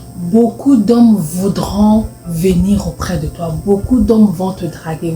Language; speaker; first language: French; non-native, local second language; Lingala